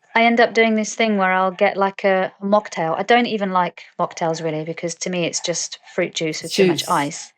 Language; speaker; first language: English; native; English